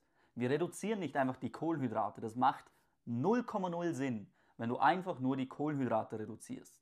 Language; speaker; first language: German; native; German